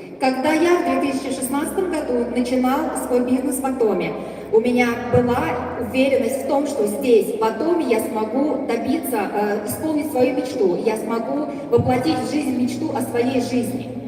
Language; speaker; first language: Russian; native; Russian